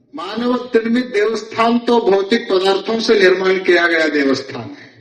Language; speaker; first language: Hindi; non-native, local second language; Kannada